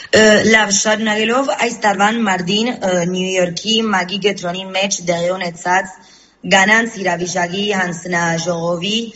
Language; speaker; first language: Armenian; early bilingual, heritage; Armenian